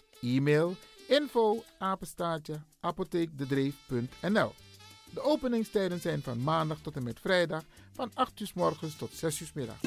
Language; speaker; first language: Dutch; native; Dutch